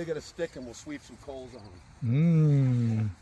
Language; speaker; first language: English; native; English